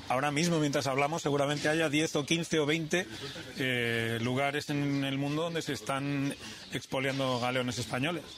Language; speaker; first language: Spanish; native; Spanish